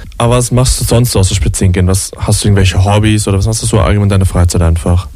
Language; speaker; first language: German; native; German